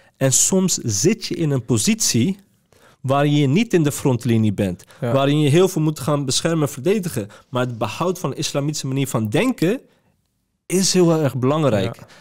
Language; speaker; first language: Dutch; early bilingual, other home language; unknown